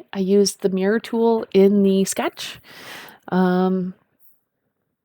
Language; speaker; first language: English; native; English